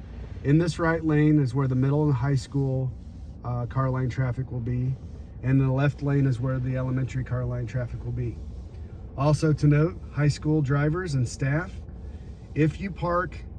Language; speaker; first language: English; native; English